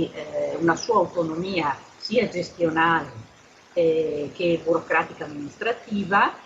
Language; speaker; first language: Italian; native; Italian